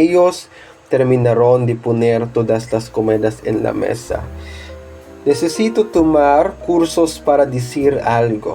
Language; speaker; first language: Spanish; non-native, learner; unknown